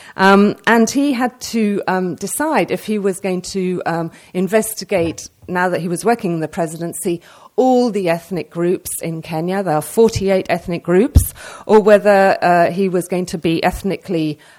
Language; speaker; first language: English; native; English